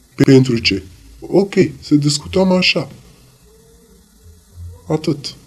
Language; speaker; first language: Romanian; non-native, learner; Arabic